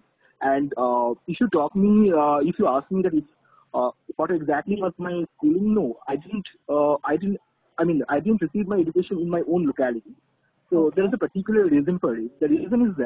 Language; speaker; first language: English; non-native, local second language; Bangla